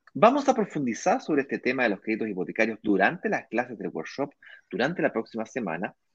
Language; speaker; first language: Spanish; native; Spanish